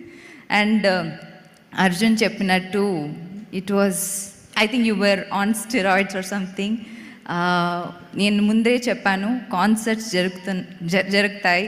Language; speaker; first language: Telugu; non-native, local second language; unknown